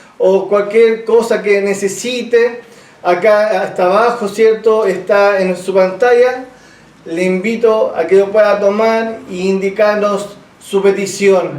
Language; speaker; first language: Spanish; native; Spanish